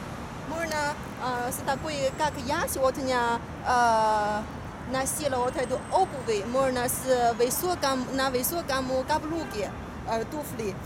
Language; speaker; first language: Russian; non-native, learner; Chinese